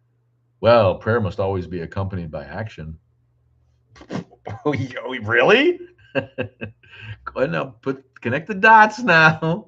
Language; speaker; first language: English; native; English